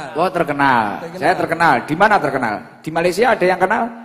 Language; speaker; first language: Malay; non-native, local second language; Javanese